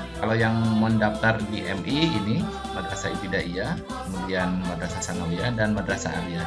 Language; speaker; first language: Indonesian; native; Indonesian